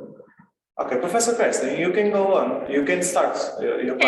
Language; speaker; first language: English; non-native, fluent; Portuguese